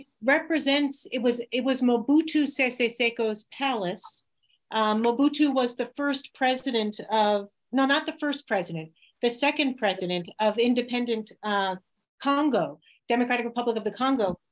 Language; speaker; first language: English; native; English